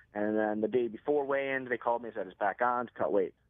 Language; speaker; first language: English; native; English